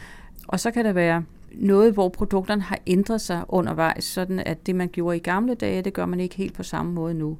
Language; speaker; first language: Danish; native; Danish